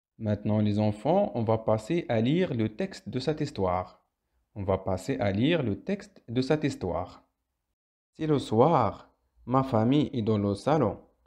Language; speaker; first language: French; non-native, local second language; Arabic